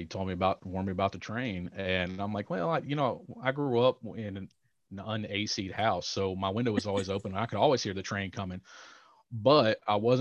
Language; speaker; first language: English; native; English